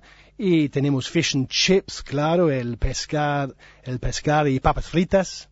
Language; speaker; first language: Spanish; non-native, learner; English